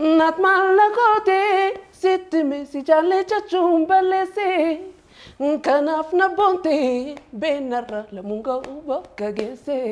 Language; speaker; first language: Oromo; early bilingual, heritage; Oromo